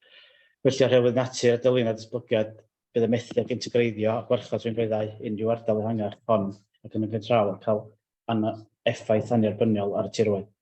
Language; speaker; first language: Welsh; native; Welsh